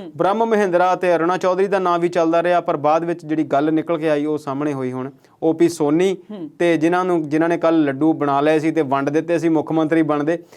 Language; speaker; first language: Punjabi; native; Punjabi